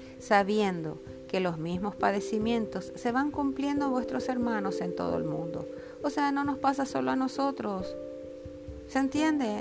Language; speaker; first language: Spanish; native; Spanish